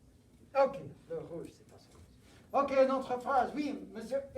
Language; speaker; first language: French; non-native, fluent; English